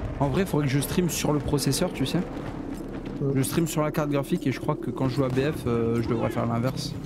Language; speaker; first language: French; native; French